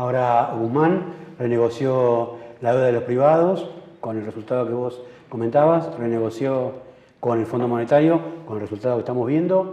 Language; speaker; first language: Spanish; native; Spanish